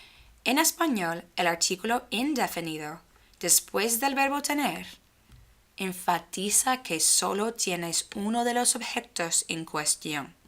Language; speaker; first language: Spanish; non-native, fluent; English